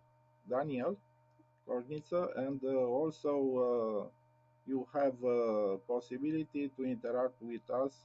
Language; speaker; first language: English; non-native, learner; Romanian